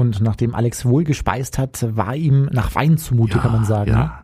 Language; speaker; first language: German; native; German